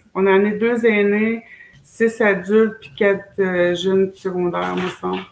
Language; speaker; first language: French; native; French